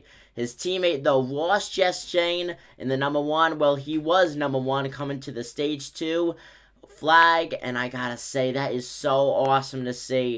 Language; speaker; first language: English; native; English